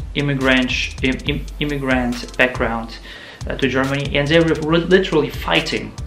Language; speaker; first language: English; non-native, fluent; Russian